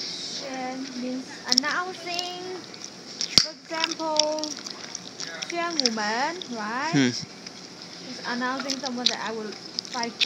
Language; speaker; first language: English; non-native, fluent; Chinese